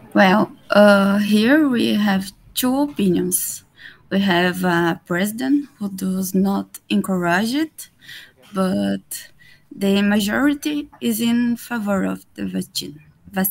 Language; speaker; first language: English; non-native, learner; Portuguese